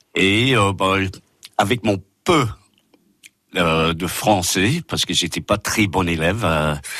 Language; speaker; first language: French; non-native, fluent; English